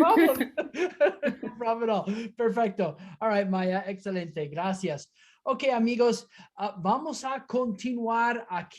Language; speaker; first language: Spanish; non-native, fluent; English